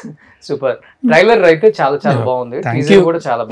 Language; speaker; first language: Telugu; native; Telugu